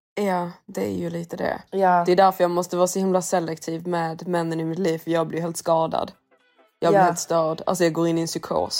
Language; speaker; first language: Swedish; native; Swedish